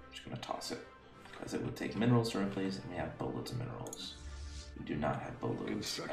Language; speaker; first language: English; native; English